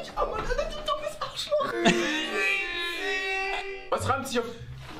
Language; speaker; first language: German; native; German